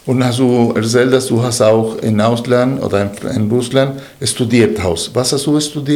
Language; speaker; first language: German; non-native, fluent; Spanish